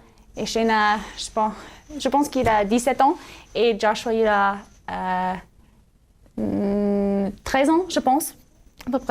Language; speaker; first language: French; non-native, learner; English